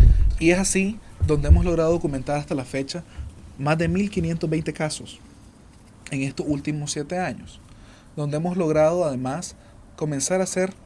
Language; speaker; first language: Spanish; native; Spanish